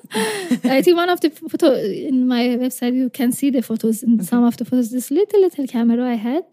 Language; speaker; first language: English; non-native, fluent; Persian